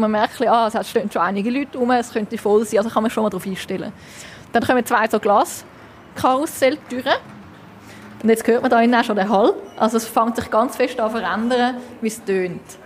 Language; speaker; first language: German; native; German